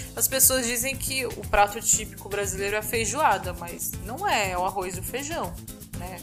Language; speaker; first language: Portuguese; native; Portuguese